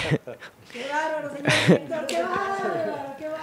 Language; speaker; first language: Spanish; native; Spanish